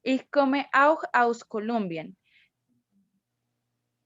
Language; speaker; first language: German; non-native, learner; Spanish